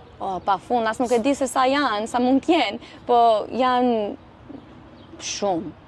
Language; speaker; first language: Albanian; early bilingual, heritage; Albanian